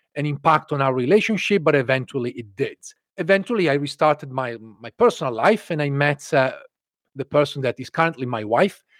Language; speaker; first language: English; non-native, fluent; Italian